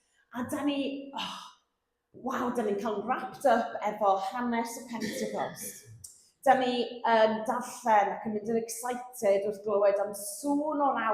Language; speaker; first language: Welsh; native; Welsh